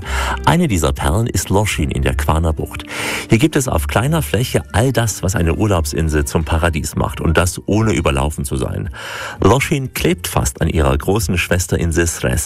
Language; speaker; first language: German; native; German